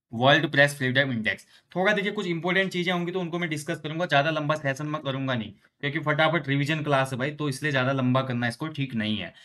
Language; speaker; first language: Hindi; native; Hindi